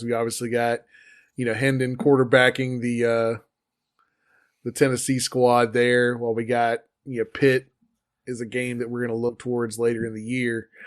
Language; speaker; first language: English; native; English